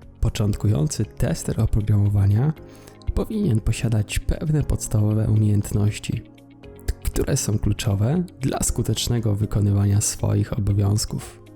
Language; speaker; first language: Polish; native; Polish